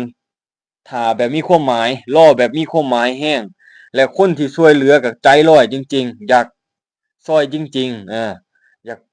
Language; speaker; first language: Thai; non-native, local second language; Northeastern Thai